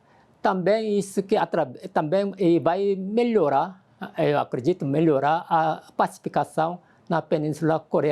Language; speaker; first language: Portuguese; non-native, learner; Korean